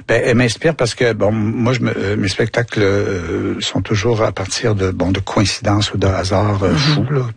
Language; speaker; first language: French; native; French